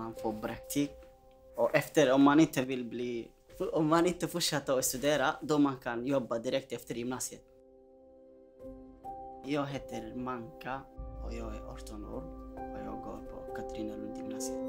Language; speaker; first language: Swedish; non-native, fluent; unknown